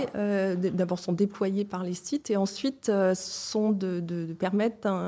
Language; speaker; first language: French; native; French